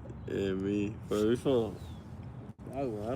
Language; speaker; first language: English; non-native, learner; Spanish